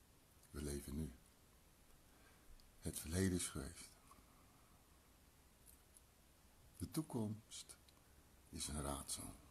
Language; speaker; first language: Dutch; early bilingual, other home language; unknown